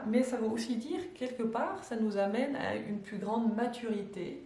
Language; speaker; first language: French; native; French